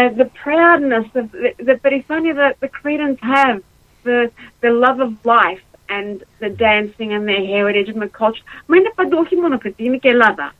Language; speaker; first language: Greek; early bilingual, heritage; Greek